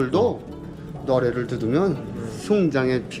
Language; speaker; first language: Korean; native; Korean